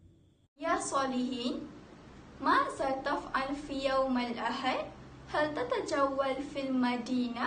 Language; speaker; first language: Arabic; non-native, learner; Malay